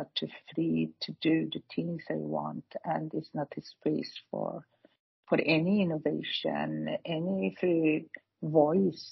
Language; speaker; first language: English; non-native, fluent; Persian